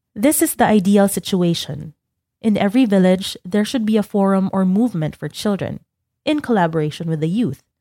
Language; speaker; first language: English; non-native, fluent; Indonesian